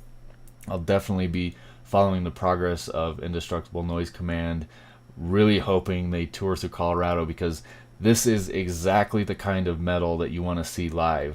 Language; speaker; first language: English; native; English